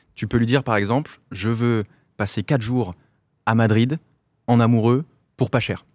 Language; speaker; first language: French; native; French